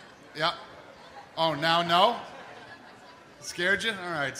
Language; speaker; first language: English; native; English